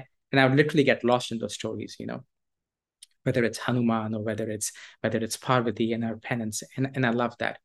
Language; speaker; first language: English; non-native, local second language; Hindi